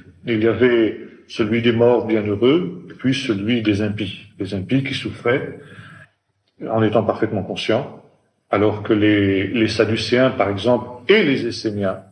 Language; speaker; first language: French; native; French